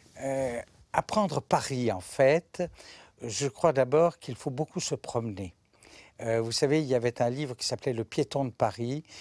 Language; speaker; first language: French; native; French